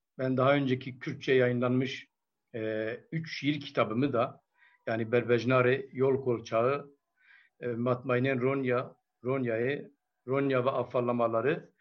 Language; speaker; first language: Turkish; non-native, local second language; Kurdish